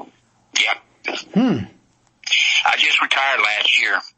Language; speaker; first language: English; native; English